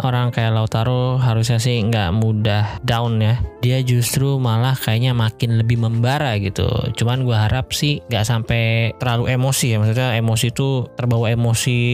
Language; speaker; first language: Indonesian; native; Indonesian